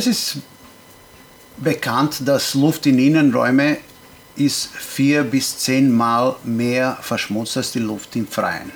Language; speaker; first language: German; non-native, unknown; Serbian